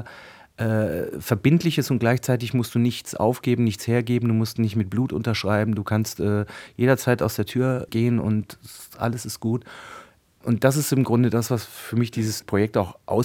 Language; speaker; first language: German; native; German